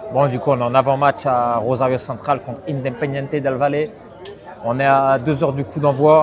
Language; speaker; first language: French; native; French